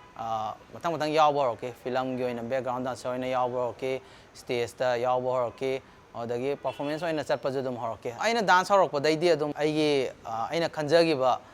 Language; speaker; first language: Manipuri; native; Manipuri